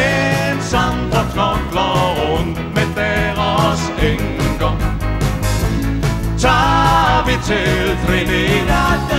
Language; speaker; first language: Danish; native; Danish